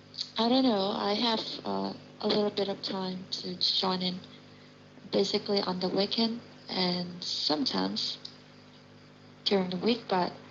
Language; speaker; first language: English; non-native, learner; Vietnamese